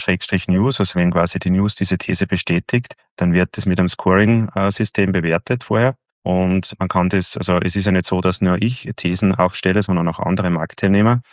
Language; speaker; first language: German; native; German